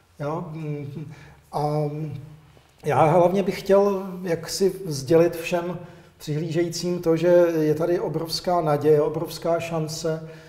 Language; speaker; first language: Czech; native; Czech